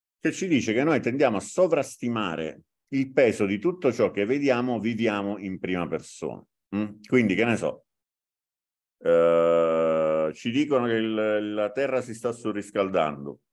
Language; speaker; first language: Italian; native; Italian